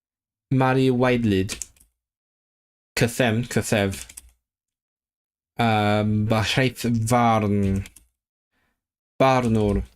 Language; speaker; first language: Welsh; non-native, learner; Cantonese